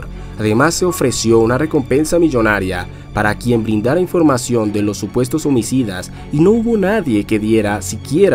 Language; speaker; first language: Spanish; native; Spanish